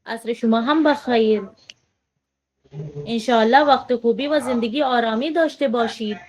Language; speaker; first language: Persian; non-native, learner; Urdu